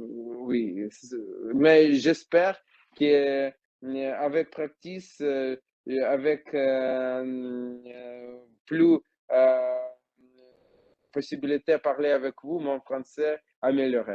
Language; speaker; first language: French; non-native, learner; Ukrainian